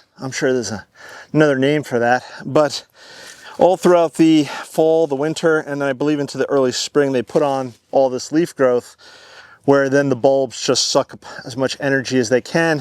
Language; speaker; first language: English; native; English